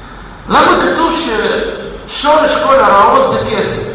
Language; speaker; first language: Hebrew; non-native, fluent; Russian